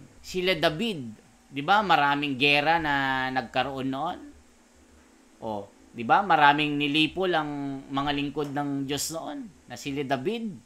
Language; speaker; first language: Filipino; native; Filipino